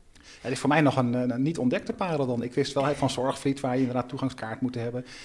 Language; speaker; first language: Dutch; native; Dutch